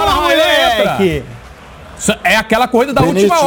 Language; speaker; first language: Portuguese; native; Portuguese